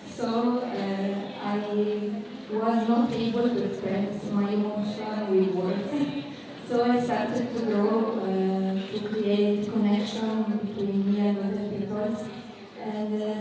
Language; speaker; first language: English; non-native, learner; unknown